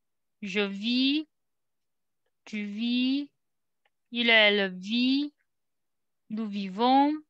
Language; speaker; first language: French; non-native, fluent; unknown